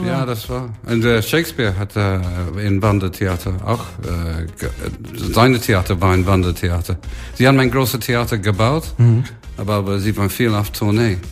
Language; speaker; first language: German; non-native, learner; English